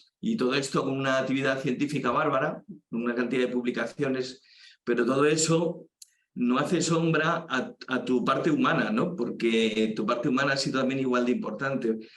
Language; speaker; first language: Spanish; native; Spanish